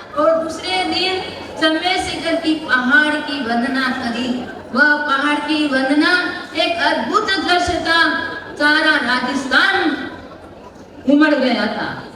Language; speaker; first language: Hindi; non-native, local second language; Kannada